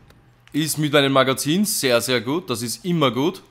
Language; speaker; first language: German; native; German